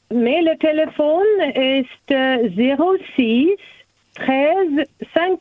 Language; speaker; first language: French; non-native, learner; German